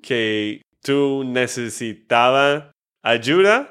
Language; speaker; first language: Spanish; non-native, learner; English